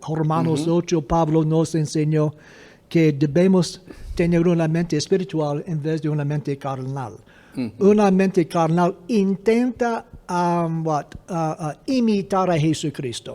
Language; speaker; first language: Spanish; non-native, fluent; English